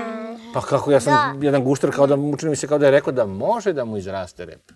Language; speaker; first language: Serbian; native; Serbian